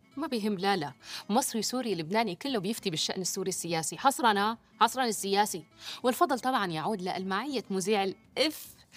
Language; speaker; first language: Arabic; native; Arabic